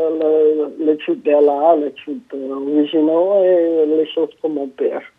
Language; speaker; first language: French; non-native, fluent; English